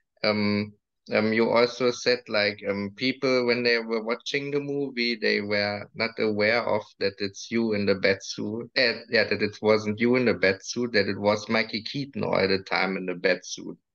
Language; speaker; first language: English; non-native, fluent; German